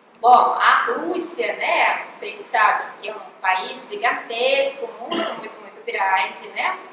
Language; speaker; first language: Portuguese; non-native, fluent; Russian